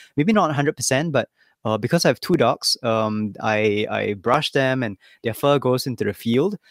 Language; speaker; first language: English; native; English